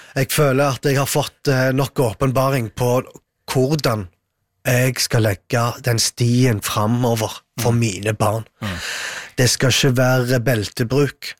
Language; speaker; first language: Norwegian; early bilingual, other home language; Arabic